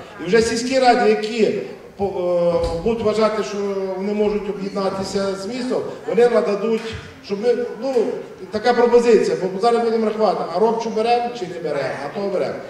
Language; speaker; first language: Ukrainian; native; Ukrainian